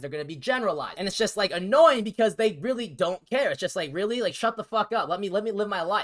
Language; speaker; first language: English; native; English